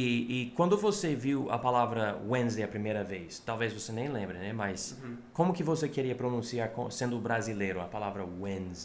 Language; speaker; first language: Portuguese; non-native, fluent; English